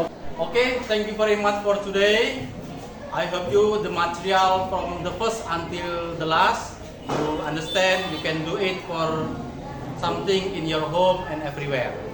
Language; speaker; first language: English; non-native, learner; Indonesian